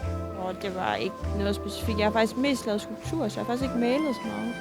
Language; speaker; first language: Danish; native; Danish